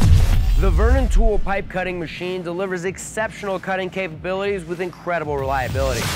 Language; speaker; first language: English; native; English